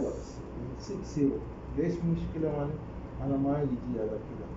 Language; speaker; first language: Arabic; non-native, learner; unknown